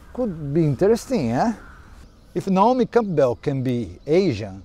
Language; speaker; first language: English; non-native, fluent; Portuguese